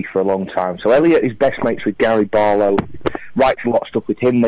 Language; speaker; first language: English; native; English